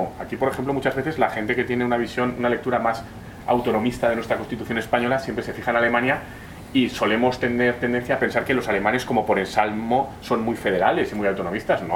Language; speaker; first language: Spanish; native; Spanish